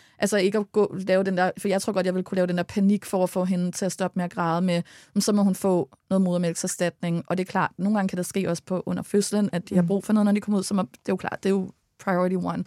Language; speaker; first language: Danish; native; Danish